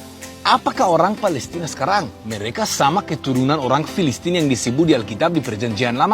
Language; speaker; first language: Indonesian; non-native, fluent; Hebrew